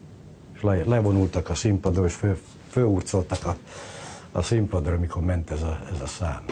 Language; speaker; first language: Hungarian; early bilingual, other home language; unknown